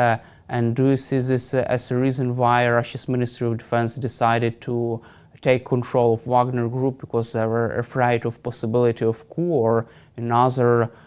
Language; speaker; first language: English; non-native, fluent; Ukrainian